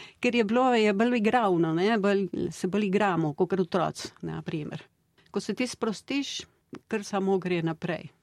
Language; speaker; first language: Slovenian; early bilingual, heritage; Slovenian